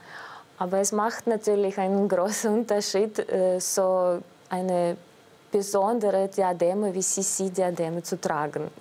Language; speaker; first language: German; non-native, fluent; Russian